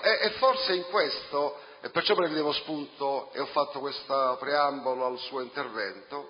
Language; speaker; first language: Italian; native; Italian